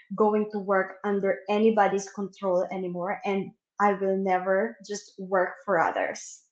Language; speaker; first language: English; non-native, local second language; Filipino